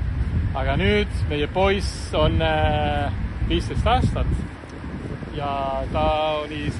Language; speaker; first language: Estonian; non-native, fluent; Spanish